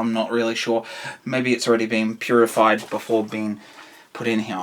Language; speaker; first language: English; native; English